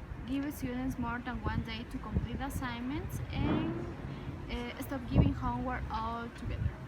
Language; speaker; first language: English; non-native, learner; Spanish